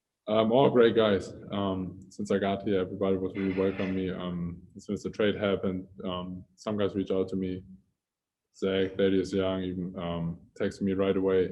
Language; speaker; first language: English; non-native, fluent; German